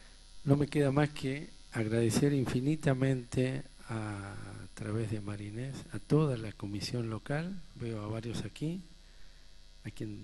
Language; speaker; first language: Spanish; native; Spanish